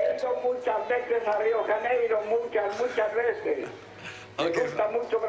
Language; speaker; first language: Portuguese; non-native, learner; Spanish